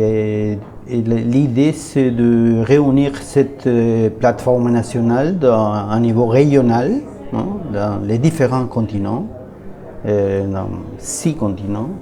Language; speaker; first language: French; non-native, learner; Spanish